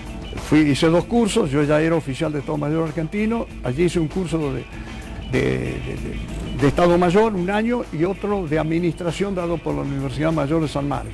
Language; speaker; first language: Spanish; native; Spanish